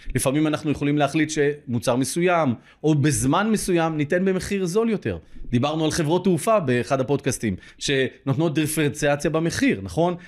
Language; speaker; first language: Hebrew; native; Hebrew